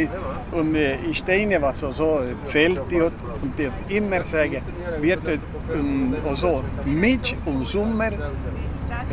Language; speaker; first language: German; early bilingual, heritage; German